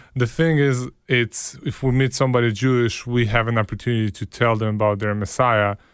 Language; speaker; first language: English; early bilingual, other home language; Hebrew